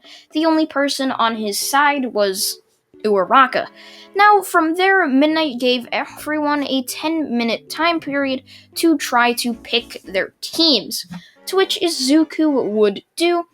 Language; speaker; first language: English; native; English